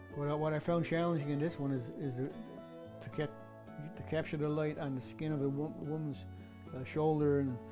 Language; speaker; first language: English; native; English